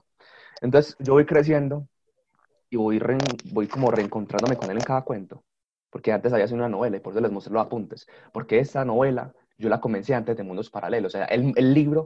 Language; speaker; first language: Spanish; native; Spanish